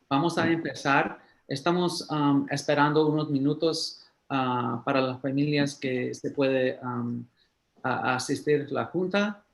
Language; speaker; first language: Spanish; early bilingual, heritage; English